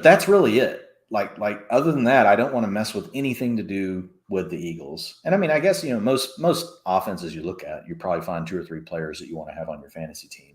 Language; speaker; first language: English; native; English